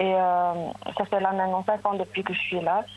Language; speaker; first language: French; non-native, local second language; Arabic